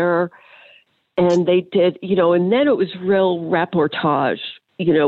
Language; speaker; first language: English; native; English